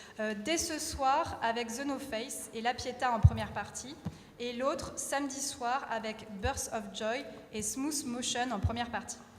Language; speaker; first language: French; native; French